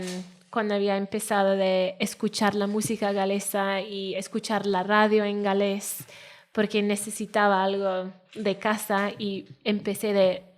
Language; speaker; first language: Spanish; non-native, learner; Welsh